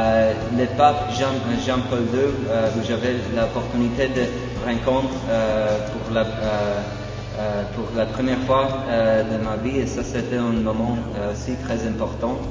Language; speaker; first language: French; non-native, fluent; Polish